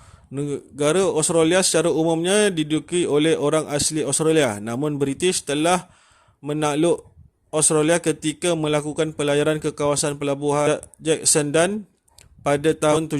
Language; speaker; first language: Malay; native; Malay